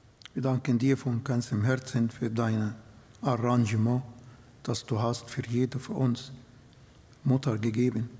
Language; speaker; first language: German; non-native, fluent; Arabic